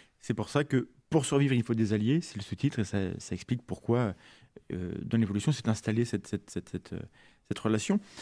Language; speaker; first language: French; native; French